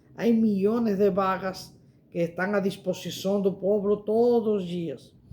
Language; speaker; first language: Portuguese; non-native, learner; Spanish